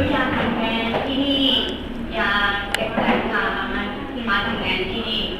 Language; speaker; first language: Thai; non-native, learner; Burmese